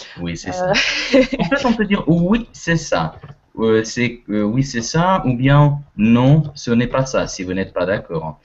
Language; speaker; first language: French; non-native, fluent; Russian